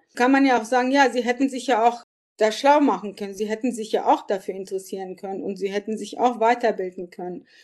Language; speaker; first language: German; early bilingual, other home language; Turkish